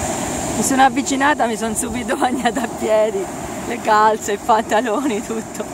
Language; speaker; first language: Italian; native; Italian